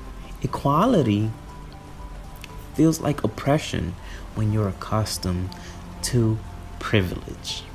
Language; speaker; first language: English; native; English